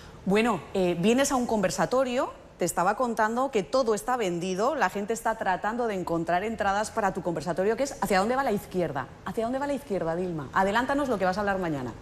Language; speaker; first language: Spanish; native; Spanish